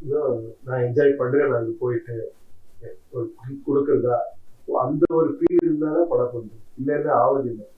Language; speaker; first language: Tamil; non-native, learner; Kannada